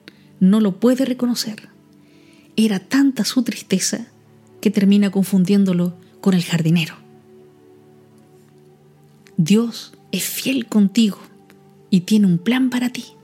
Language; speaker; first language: Spanish; native; Spanish